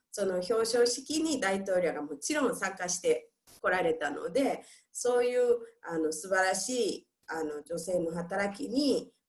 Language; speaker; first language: Japanese; non-native, fluent; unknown